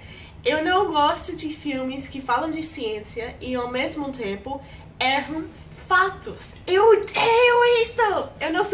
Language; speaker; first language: Portuguese; non-native, fluent; English